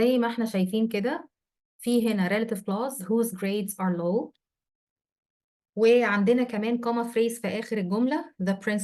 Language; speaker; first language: Arabic; native; Arabic